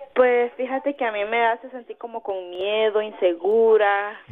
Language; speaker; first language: Spanish; native; Spanish